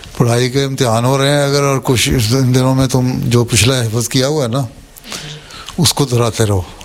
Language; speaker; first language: Urdu; native; Urdu